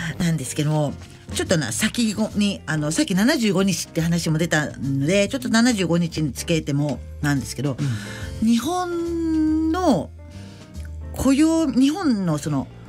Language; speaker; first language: Japanese; native; Japanese